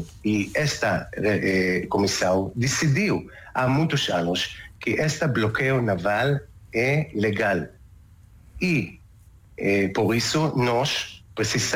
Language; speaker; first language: Portuguese; non-native, learner; Hebrew